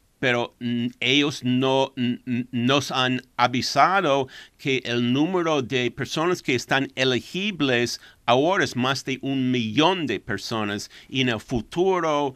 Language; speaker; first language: Spanish; non-native, fluent; English